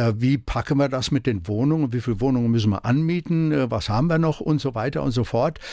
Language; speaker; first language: German; native; German